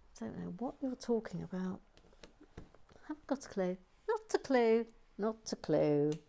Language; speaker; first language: English; native; English